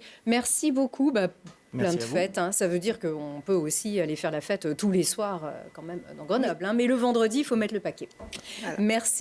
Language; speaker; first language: French; native; French